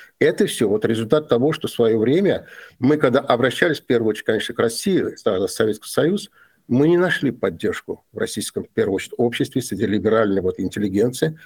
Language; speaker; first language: Russian; non-native, local second language; Azerbaijani